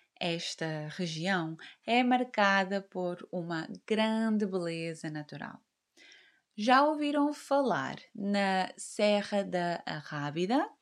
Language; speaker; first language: Portuguese; native; Portuguese